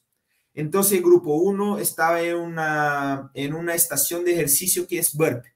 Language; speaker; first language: Spanish; non-native, fluent; Portuguese